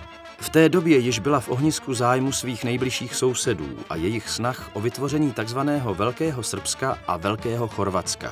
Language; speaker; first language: Czech; native; Czech